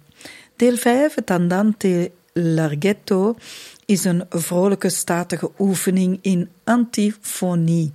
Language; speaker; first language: Dutch; native; Dutch